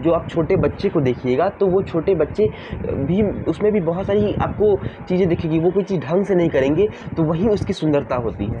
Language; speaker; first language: Hindi; native; Hindi